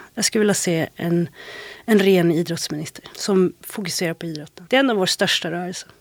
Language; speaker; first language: Swedish; native; Swedish